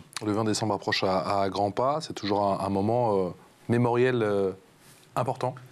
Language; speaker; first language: French; native; French